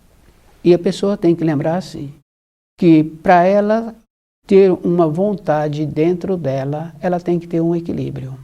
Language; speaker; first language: Portuguese; native; Portuguese